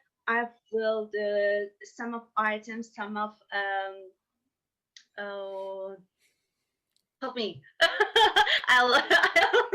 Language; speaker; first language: English; non-native, learner; Persian